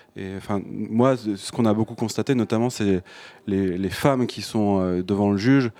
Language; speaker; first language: French; native; French